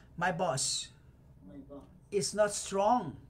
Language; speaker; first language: English; non-native, fluent; Thai